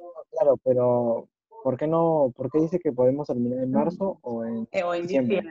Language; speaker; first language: Spanish; native; Spanish